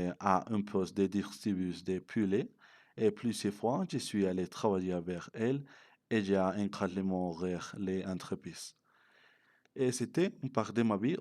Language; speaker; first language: French; non-native, learner; Spanish